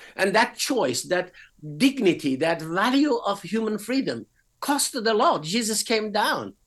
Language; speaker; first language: English; non-native, fluent; Persian